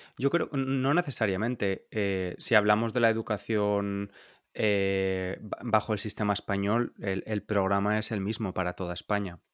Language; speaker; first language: Spanish; native; Spanish